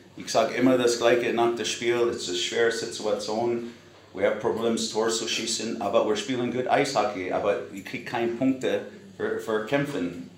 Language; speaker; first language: German; non-native, fluent; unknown